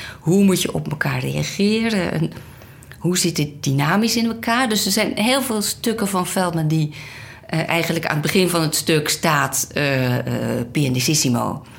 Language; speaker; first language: Dutch; native; Dutch